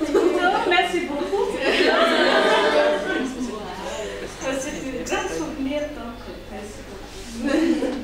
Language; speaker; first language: French; non-native, local second language; Malagasy